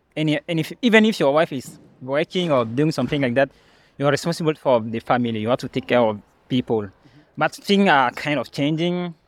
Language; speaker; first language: English; non-native, learner; French